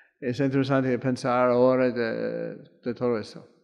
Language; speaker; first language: Spanish; non-native, fluent; English